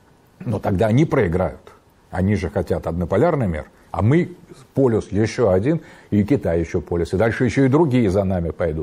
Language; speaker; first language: Russian; native; Russian